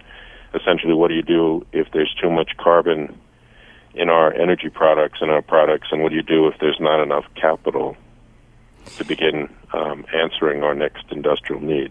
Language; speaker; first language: English; native; English